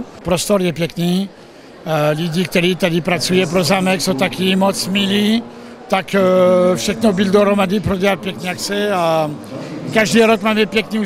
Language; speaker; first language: Czech; non-native, learner; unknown